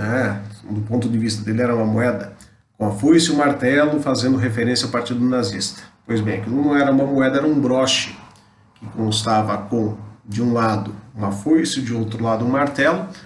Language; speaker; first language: Portuguese; native; Portuguese